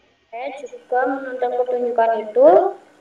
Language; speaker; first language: Korean; non-native, learner; Indonesian